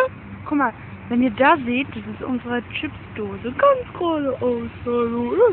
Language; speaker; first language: German; early bilingual, other home language; Turkish